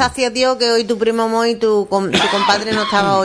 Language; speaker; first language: Spanish; native; Spanish